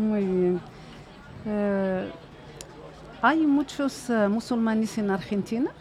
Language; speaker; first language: Spanish; non-native, fluent; Arabic